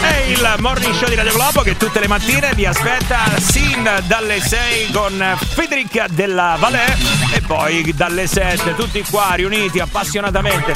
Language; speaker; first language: Italian; native; Italian